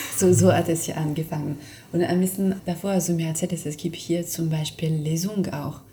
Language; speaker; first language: German; non-native, fluent; French